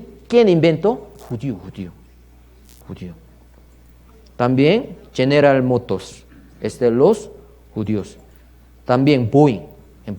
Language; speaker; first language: Spanish; non-native, learner; Korean